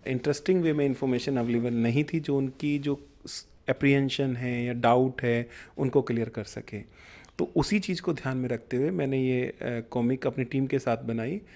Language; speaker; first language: Hindi; non-native, local second language; Punjabi